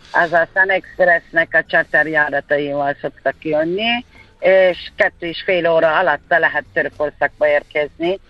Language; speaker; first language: Hungarian; non-native, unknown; Turkish